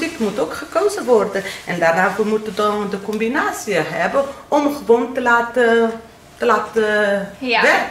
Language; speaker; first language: Dutch; non-native, learner; Portuguese